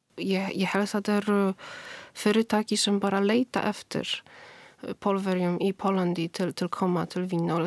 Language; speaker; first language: Icelandic; non-native, learner; Polish